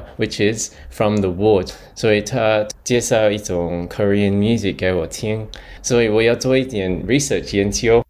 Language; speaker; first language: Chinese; early bilingual, heritage; English